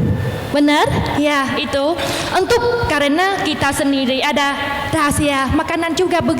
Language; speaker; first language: Indonesian; non-native, learner; Vietnamese